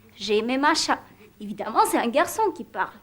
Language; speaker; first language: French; non-native, fluent; Russian